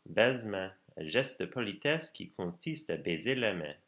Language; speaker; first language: French; non-native, learner; English